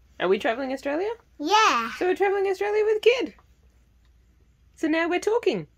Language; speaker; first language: English; native; English